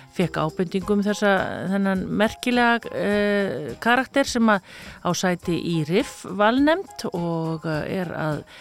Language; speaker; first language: Icelandic; native; Icelandic